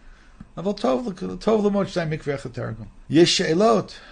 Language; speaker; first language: Hebrew; non-native, fluent; English